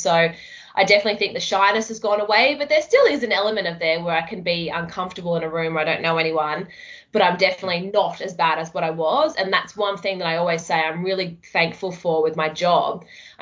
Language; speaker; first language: English; native; English